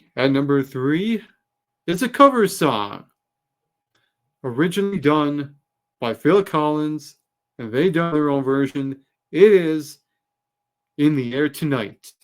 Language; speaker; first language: English; native; English